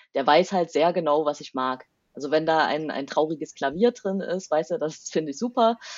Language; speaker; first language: German; native; German